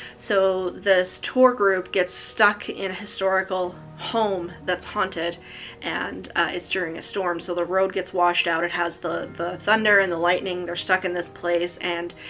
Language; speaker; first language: English; native; English